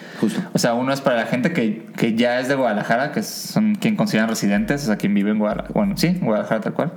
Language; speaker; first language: Spanish; native; Spanish